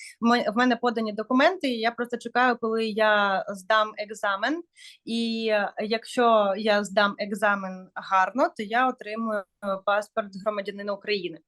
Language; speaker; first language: Ukrainian; non-native, local second language; Russian